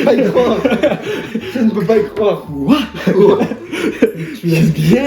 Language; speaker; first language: French; native; French